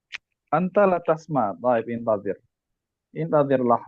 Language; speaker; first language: Arabic; non-native, fluent; Indonesian